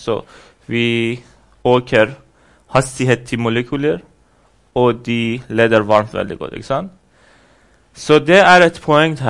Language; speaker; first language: Norwegian; non-native, fluent; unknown